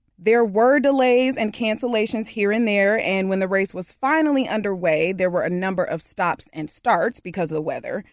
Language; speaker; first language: English; native; English